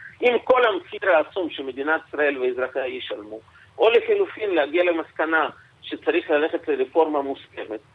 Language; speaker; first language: Hebrew; non-native, fluent; Russian